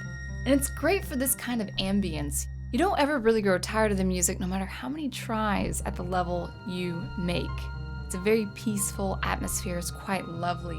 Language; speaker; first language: English; native; English